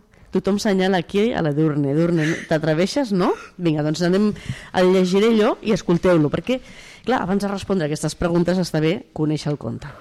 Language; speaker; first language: Catalan; native; Catalan